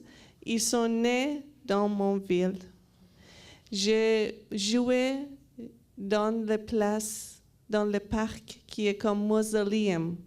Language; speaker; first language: French; non-native, learner; Persian